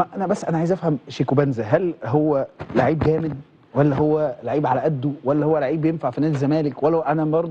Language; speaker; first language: Arabic; native; Arabic